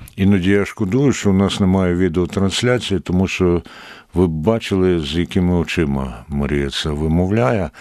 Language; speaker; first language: Ukrainian; native; Ukrainian